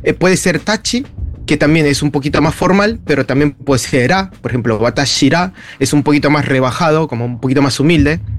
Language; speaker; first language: Spanish; early bilingual, heritage; Spanish